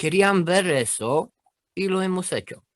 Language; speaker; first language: Spanish; non-native, fluent; Romanian